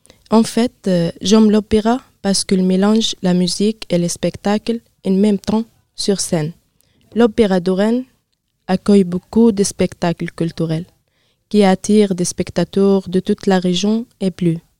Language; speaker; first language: French; non-native, learner; Arabic